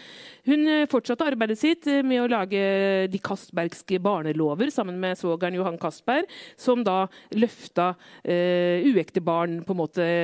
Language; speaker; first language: Norwegian; native; Norwegian